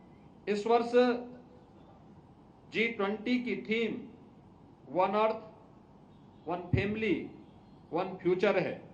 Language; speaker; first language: Hindi; native; Hindi